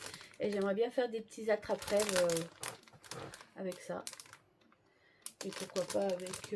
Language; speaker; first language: French; native; French